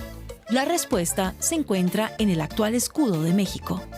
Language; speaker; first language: Spanish; native; Spanish